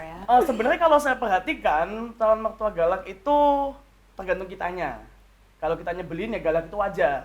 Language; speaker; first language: Indonesian; native; Indonesian